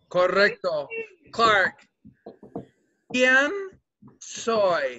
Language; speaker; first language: Spanish; non-native, fluent; English